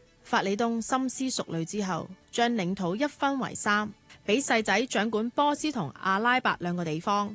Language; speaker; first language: Chinese; non-native, local second language; Cantonese